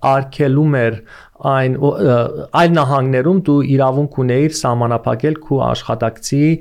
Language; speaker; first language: Armenian; early bilingual, heritage; Armenian